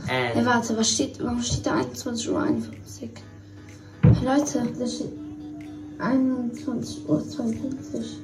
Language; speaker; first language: German; early bilingual, other home language; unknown